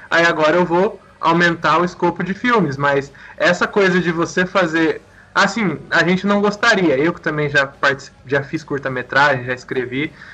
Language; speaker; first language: Portuguese; native; Portuguese